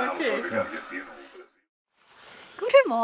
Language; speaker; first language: German; native; German